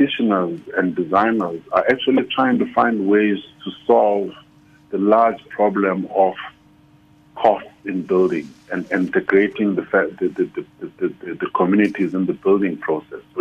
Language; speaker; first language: English; non-native, local second language; Xhosa